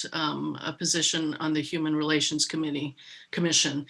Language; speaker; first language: English; native; English